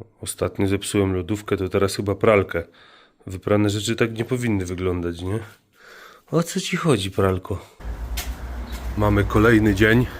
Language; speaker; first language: Polish; native; Polish